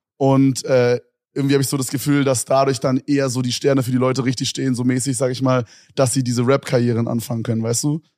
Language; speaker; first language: German; native; German